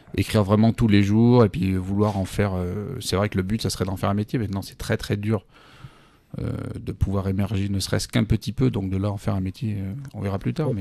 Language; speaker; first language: French; native; French